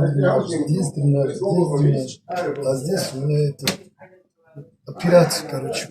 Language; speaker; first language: Russian; non-native, fluent; Tajik